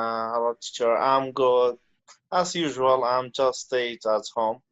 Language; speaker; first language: English; non-native, learner; Central Kurdish